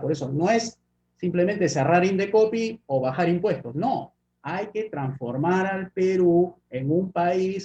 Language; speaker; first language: Spanish; native; Spanish